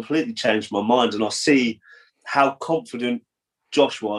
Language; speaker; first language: English; native; English